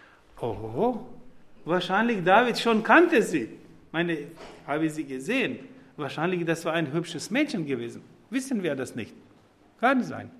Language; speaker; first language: German; non-native, fluent; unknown